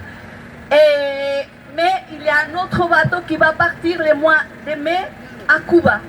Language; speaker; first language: French; non-native, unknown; Spanish